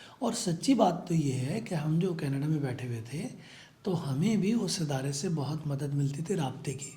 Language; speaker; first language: Urdu; native; Urdu